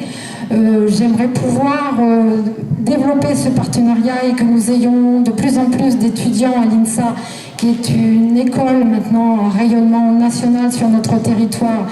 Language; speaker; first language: French; native; French